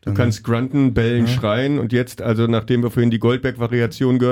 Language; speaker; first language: German; native; German